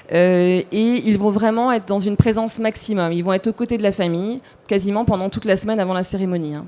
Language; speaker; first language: French; native; French